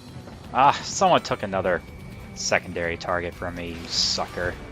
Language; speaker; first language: English; native; English